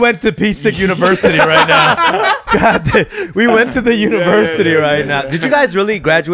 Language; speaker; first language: English; early bilingual, other home language; Korean